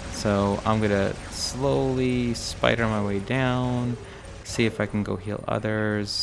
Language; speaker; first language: English; native; English